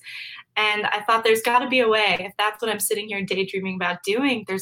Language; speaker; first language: English; native; English